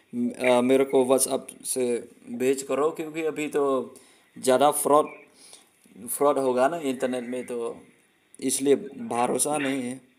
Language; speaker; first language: Hindi; non-native, local second language; Khasi